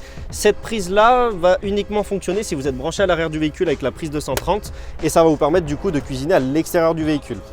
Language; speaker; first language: French; native; French